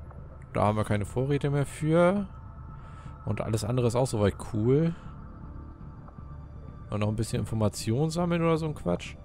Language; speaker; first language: German; native; German